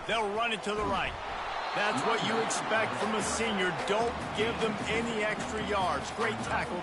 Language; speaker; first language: English; native; English